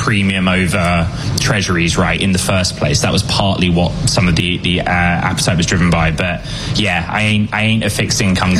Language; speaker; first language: English; native; English